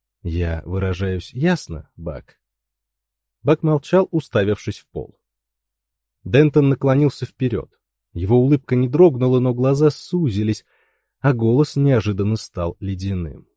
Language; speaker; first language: Russian; native; Russian